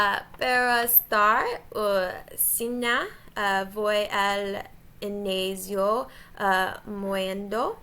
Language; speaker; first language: Spanish; non-native, learner; English